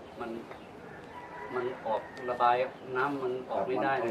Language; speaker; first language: Thai; native; Thai